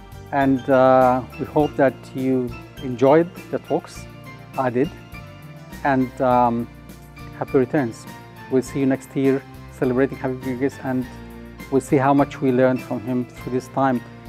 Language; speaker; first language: English; non-native, fluent; Arabic